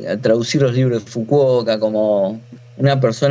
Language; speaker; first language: Spanish; native; Spanish